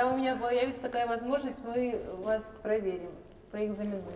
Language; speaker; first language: Russian; native; Russian